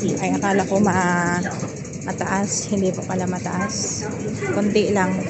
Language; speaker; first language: Filipino; non-native, local second language; Iloko